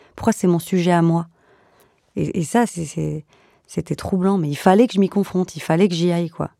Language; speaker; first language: French; native; French